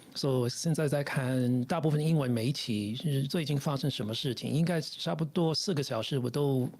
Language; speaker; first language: Chinese; non-native, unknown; English